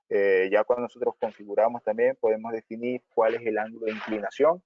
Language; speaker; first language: Spanish; native; Spanish